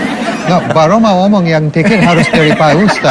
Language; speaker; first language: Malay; non-native, fluent; English